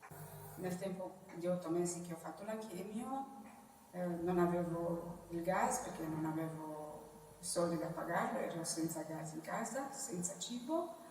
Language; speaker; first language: Italian; non-native, fluent; Romanian